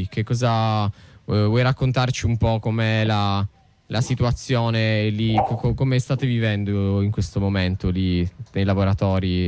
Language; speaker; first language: Italian; native; Italian